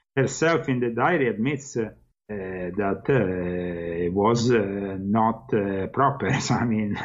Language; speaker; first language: English; non-native, fluent; Italian